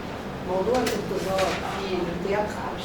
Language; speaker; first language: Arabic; native; Arabic